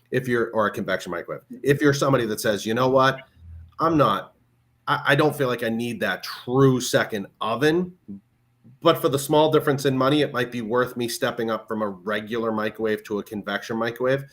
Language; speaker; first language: English; native; English